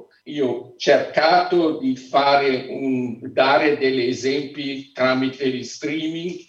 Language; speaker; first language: Italian; non-native, fluent; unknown